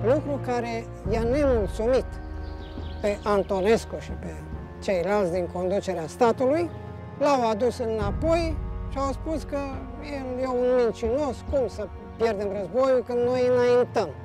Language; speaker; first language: Romanian; native; Romanian